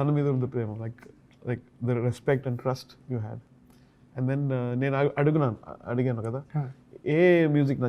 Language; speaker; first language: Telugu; non-native, learner; Tamil